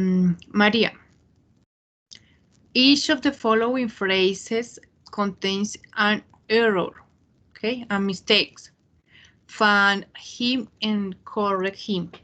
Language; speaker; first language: English; non-native, fluent; Spanish